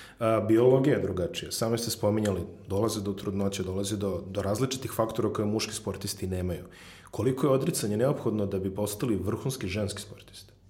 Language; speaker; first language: Serbian; native; Serbian